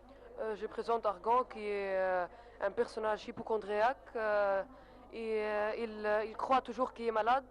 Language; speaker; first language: French; non-native, learner; Arabic